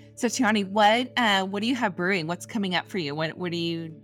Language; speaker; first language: English; native; English